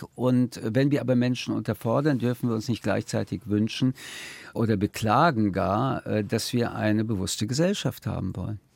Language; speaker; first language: German; early bilingual, other home language; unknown